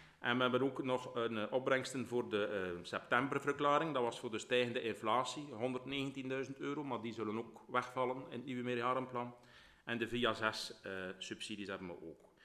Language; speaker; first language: Dutch; native; Dutch